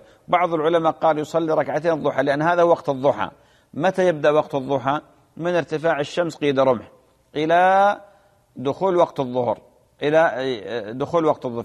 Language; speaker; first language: Arabic; native; Arabic